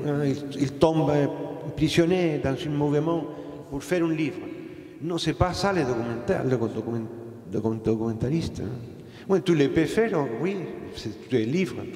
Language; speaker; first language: French; non-native, fluent; Spanish